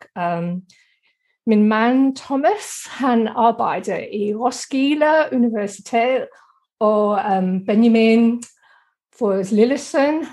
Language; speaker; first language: English; native; English